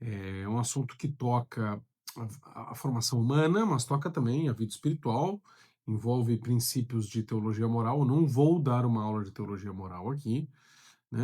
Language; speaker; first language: Portuguese; native; Portuguese